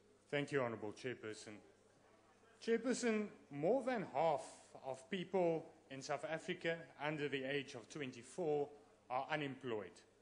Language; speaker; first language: English; non-native, local second language; Afrikaans